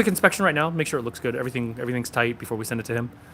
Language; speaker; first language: English; native; English